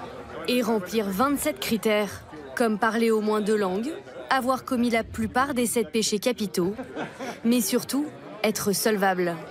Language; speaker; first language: French; native; French